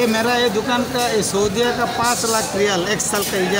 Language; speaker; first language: Hindi; non-native, learner; Bangla